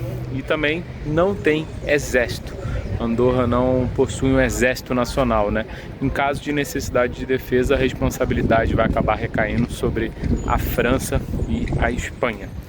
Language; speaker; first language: Portuguese; native; Portuguese